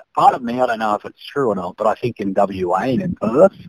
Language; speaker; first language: English; native; English